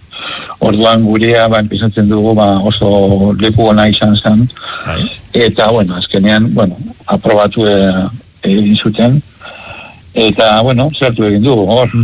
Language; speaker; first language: Basque; non-native, local second language; Spanish